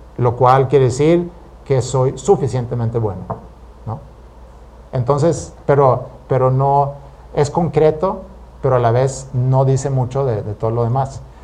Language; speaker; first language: Spanish; non-native, fluent; Swedish